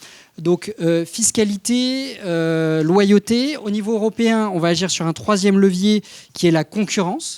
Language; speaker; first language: French; native; French